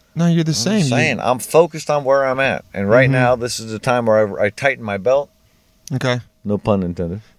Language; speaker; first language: English; native; English